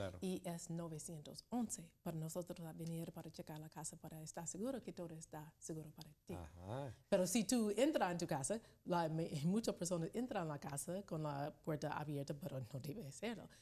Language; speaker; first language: Spanish; non-native, learner; English